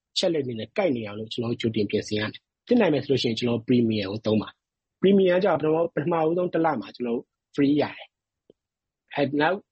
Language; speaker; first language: Burmese; native; Burmese